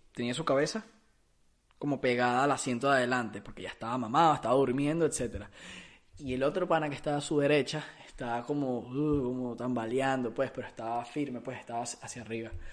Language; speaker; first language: Spanish; native; Spanish